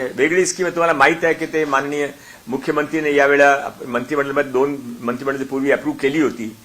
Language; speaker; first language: Marathi; non-native, local second language; Hindi